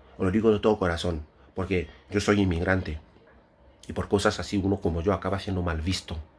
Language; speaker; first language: Spanish; non-native, fluent; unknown